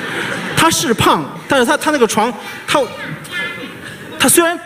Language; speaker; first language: Chinese; native; Chinese